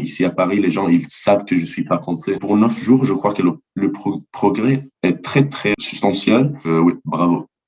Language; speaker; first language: French; non-native, fluent; Italian